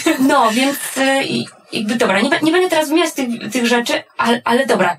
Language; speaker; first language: Polish; native; Polish